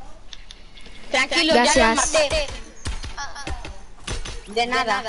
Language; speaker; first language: Spanish; native; Spanish